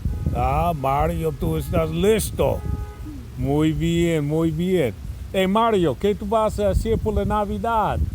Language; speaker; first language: Spanish; non-native, learner; English